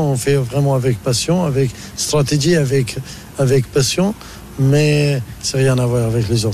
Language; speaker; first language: French; non-native, learner; Arabic